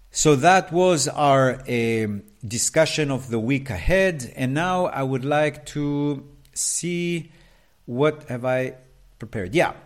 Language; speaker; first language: English; non-native, fluent; Hebrew